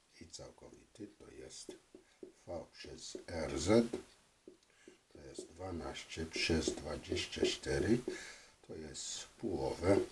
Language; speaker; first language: Polish; non-native, fluent; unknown